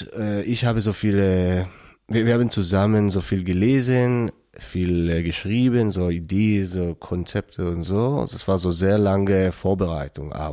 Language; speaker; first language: German; non-native, learner; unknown